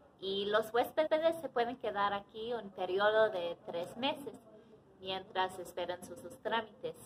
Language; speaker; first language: Spanish; non-native, fluent; English